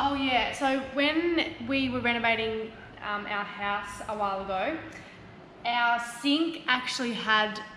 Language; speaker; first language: English; native; English